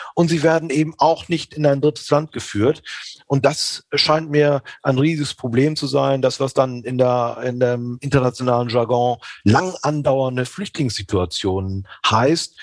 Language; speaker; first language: German; native; German